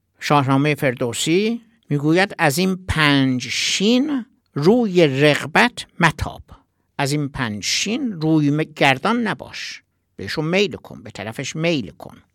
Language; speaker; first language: Persian; non-native, local second language; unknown